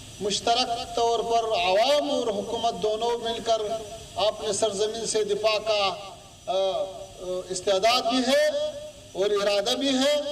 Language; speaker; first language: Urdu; non-native, fluent; Pashto